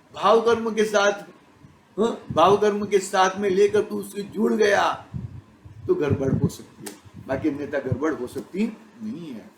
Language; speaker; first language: Hindi; non-native, local second language; Gujarati